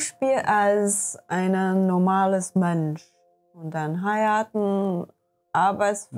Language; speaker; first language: German; non-native, learner; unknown